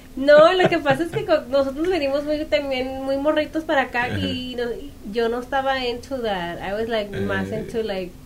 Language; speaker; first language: Spanish; native; Spanish